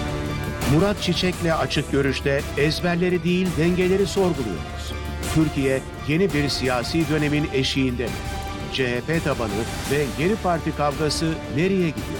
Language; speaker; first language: Turkish; native; Turkish